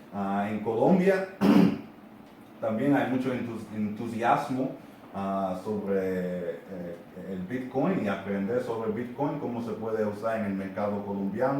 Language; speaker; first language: Spanish; non-native, fluent; English